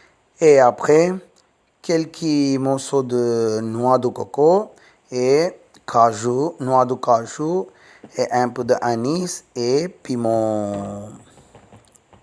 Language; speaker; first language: French; non-native, learner; Tamil